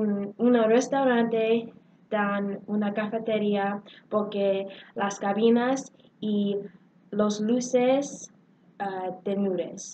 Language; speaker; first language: Spanish; non-native, learner; English